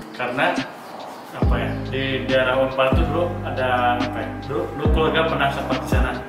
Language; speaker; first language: Indonesian; native; Indonesian